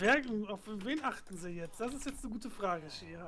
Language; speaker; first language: German; native; German